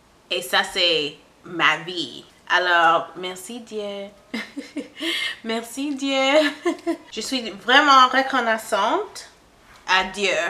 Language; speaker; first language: French; non-native, local second language; English